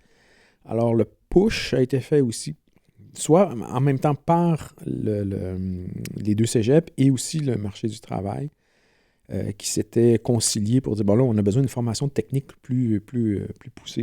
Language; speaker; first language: French; native; French